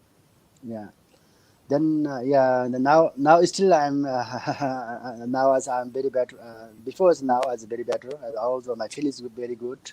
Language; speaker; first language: English; non-native, learner; Nepali